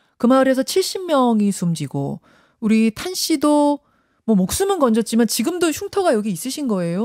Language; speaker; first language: Korean; native; Korean